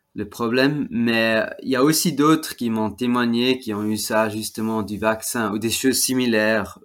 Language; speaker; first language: French; non-native, fluent; Swiss German